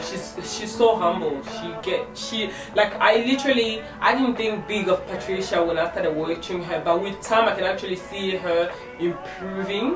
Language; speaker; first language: English; non-native, fluent; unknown